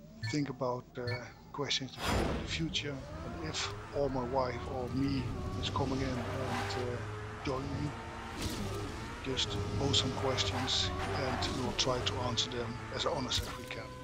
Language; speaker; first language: English; non-native, fluent; Dutch